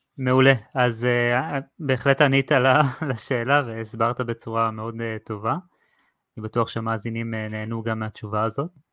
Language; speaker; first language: Hebrew; native; Hebrew